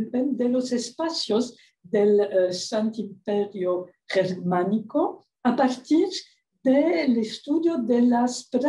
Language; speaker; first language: Spanish; non-native, fluent; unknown